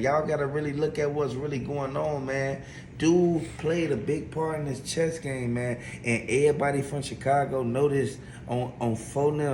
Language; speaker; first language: English; native; English